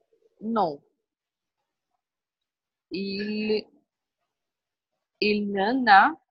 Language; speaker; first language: French; non-native, learner; Portuguese